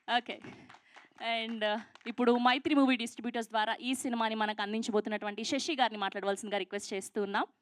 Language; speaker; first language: Telugu; native; Telugu